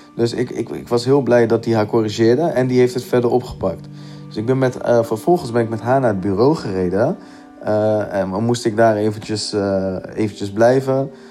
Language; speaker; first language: Dutch; early bilingual, other home language; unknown